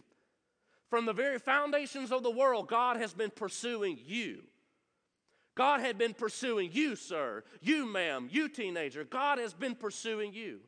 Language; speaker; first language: English; native; English